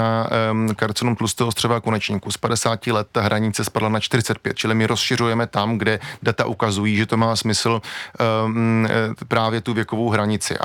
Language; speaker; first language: Czech; native; Czech